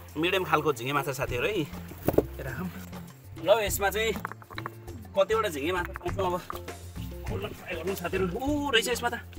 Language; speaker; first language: Nepali; non-native, local second language; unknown